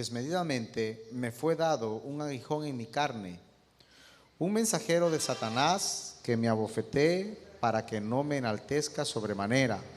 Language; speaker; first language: Spanish; native; Spanish